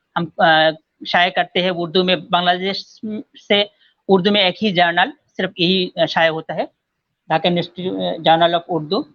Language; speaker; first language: Urdu; non-native, fluent; Bangla